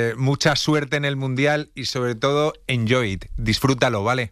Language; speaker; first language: Spanish; native; Spanish